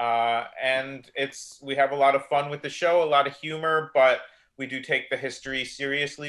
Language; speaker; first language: English; native; English